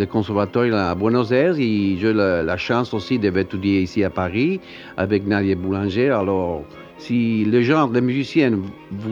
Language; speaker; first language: French; non-native, learner; Spanish